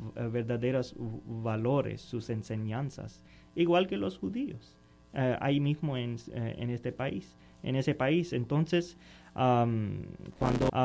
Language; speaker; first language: Spanish; non-native, learner; Urdu